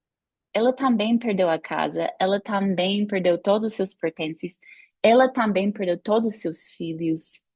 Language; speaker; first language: Portuguese; non-native, fluent; English